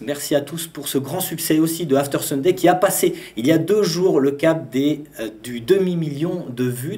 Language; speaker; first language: French; native; French